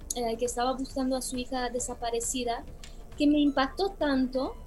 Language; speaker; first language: Spanish; non-native, fluent; Romanian